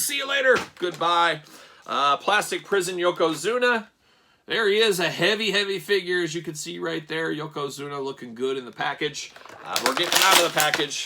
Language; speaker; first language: English; native; English